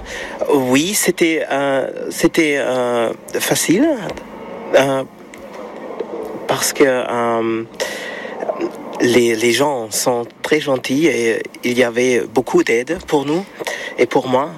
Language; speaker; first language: French; non-native, learner; German